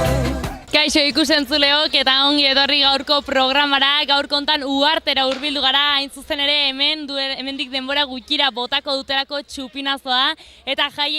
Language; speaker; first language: Basque; native; Basque